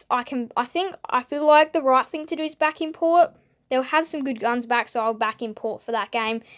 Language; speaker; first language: English; native; English